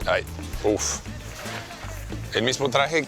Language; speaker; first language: Spanish; non-native, learner; French